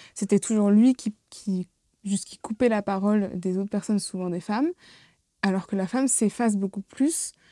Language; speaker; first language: French; native; French